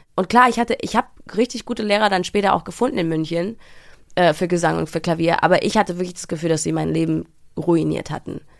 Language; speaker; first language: German; early bilingual, heritage; English